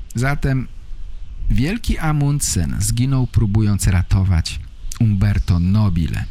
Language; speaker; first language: Polish; native; Polish